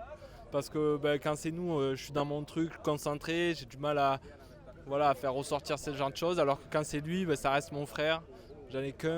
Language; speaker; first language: French; native; French